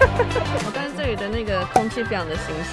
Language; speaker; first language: Chinese; native; Chinese